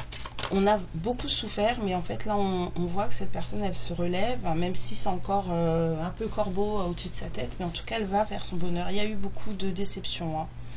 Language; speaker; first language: French; native; French